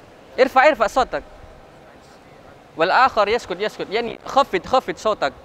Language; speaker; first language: Arabic; non-native, fluent; Indonesian